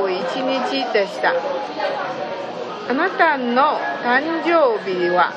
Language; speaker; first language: Japanese; non-native, learner; Chinese